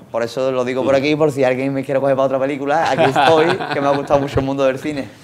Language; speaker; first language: Spanish; native; Spanish